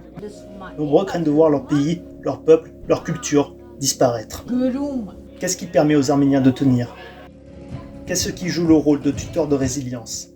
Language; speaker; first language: French; native; French